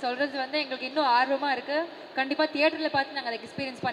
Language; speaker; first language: Tamil; native; Tamil